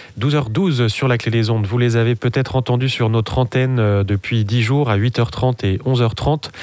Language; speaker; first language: French; native; French